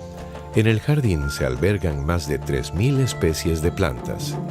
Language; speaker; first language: Spanish; native; Spanish